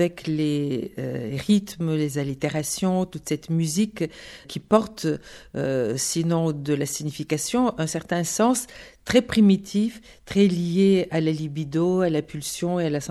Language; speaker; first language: French; non-native, fluent; Bulgarian